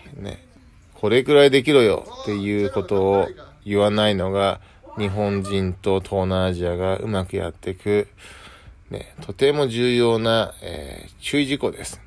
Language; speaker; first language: Japanese; native; Japanese